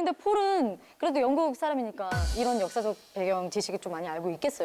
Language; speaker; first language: Korean; native; Korean